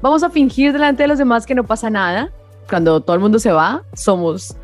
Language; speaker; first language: Spanish; native; Spanish